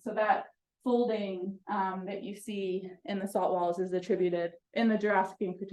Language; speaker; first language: English; native; English